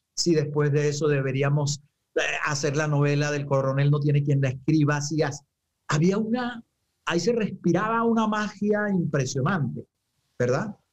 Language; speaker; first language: Spanish; native; Spanish